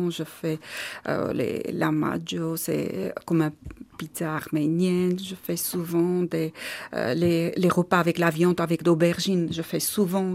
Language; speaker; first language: French; non-native, learner; Armenian